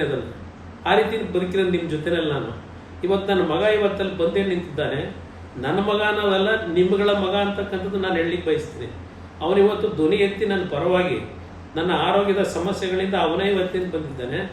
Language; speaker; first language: Kannada; native; Kannada